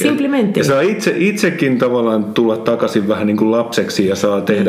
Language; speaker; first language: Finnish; non-native, fluent; Spanish